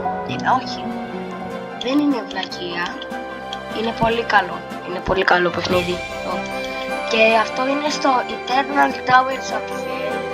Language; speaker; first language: Greek; early bilingual, heritage; Greek